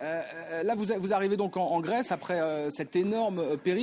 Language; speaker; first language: French; native; French